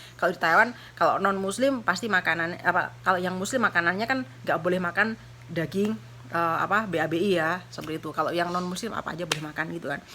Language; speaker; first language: Indonesian; non-native, local second language; Javanese